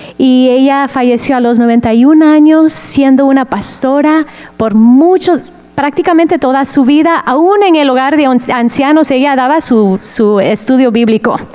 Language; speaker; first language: Spanish; non-native, fluent; English